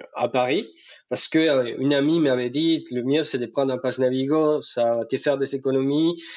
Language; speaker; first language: French; non-native, fluent; Spanish